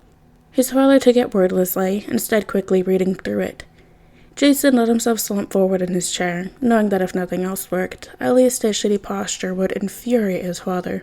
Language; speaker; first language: English; native; English